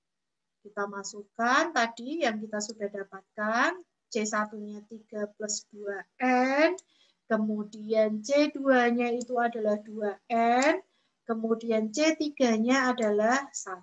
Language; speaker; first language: Indonesian; native; Indonesian